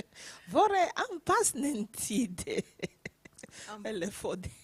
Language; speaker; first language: Swedish; non-native, learner; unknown